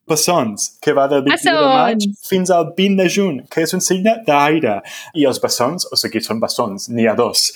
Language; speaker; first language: Catalan; non-native, fluent; English